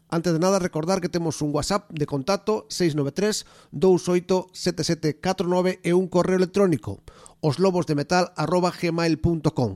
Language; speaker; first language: Galician; native; Galician